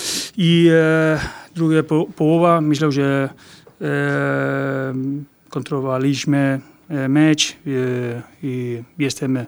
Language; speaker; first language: Polish; non-native, learner; Spanish